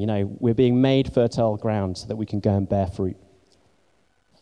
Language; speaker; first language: English; native; English